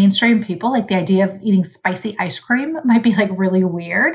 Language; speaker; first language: English; early bilingual, other home language; Arabic